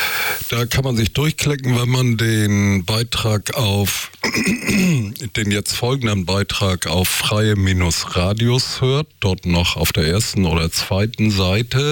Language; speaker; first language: German; native; German